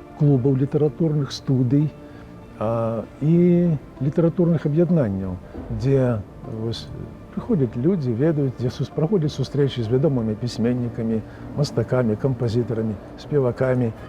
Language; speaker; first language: Belarusian; native; Belarusian